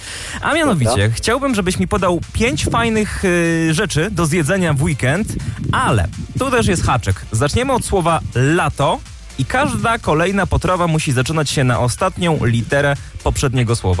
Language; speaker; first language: Polish; native; Polish